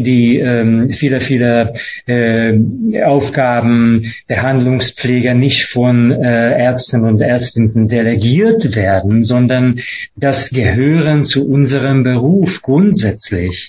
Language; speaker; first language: German; non-native, fluent; Hungarian